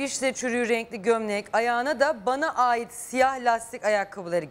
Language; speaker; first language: Turkish; native; Turkish